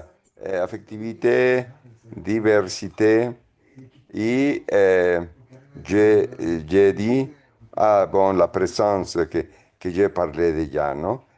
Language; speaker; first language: French; non-native, fluent; Spanish